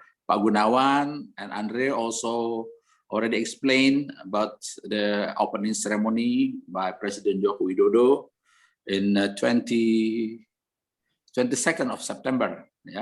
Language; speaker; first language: English; non-native, learner; Indonesian